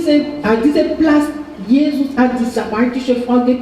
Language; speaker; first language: German; non-native, fluent; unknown